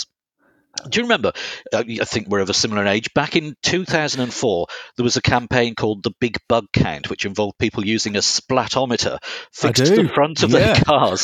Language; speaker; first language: English; native; English